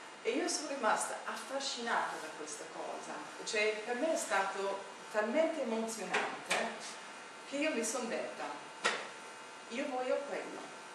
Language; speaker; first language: Italian; non-native, fluent; English